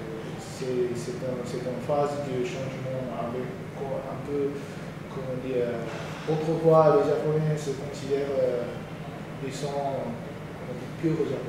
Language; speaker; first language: French; non-native, learner; Japanese